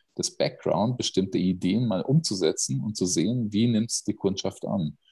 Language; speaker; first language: German; non-native, fluent; Hungarian